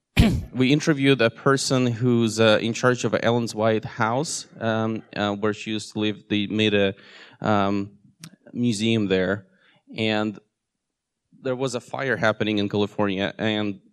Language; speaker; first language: English; non-native, fluent; Russian